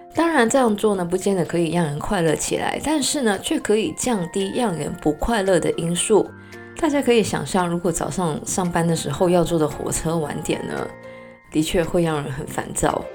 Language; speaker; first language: Chinese; non-native, local second language; Cantonese